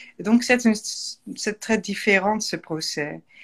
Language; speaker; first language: French; non-native, learner; Dutch